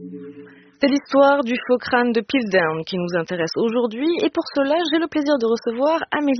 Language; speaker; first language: French; native; French